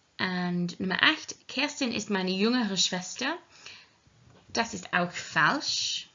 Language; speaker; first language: German; non-native, learner; English